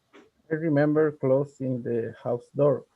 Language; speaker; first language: English; non-native, learner; Spanish